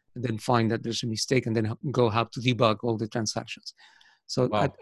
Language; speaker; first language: English; non-native, fluent; Spanish